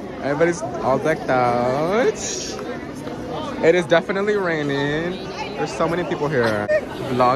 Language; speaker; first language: English; early bilingual, other home language; Spanish